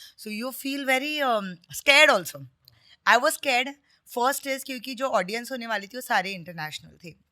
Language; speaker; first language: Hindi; non-native, local second language; Marathi